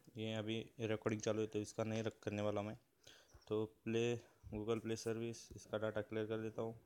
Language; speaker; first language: Hindi; non-native, local second language; Marathi